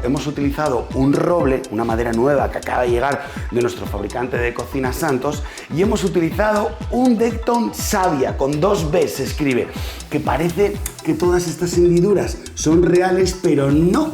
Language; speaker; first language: Spanish; native; Spanish